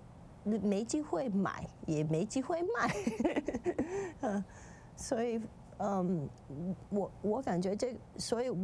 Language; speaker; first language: Chinese; non-native, fluent; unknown